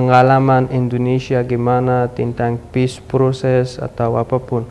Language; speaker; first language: Indonesian; non-native, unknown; Pashto